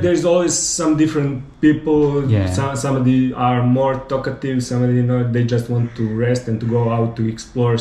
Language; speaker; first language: English; non-native, fluent; Serbian